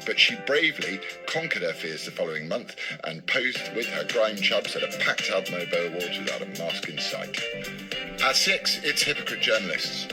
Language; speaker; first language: English; native; English